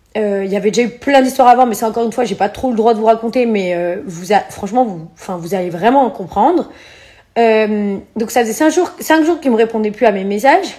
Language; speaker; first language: French; native; French